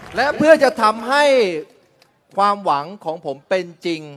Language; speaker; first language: Thai; early bilingual, other home language; Chinese